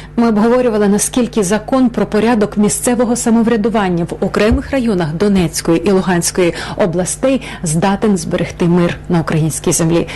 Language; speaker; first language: Ukrainian; native; Ukrainian